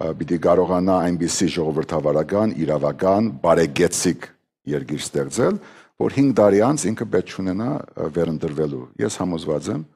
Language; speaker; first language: Armenian; early bilingual, heritage; Armenian